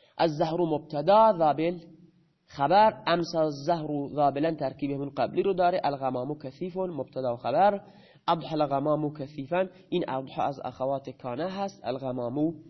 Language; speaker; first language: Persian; non-native, local second language; Baluchi